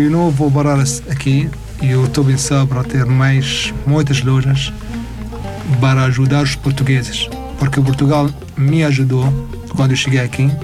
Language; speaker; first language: Portuguese; non-native, fluent; Arabic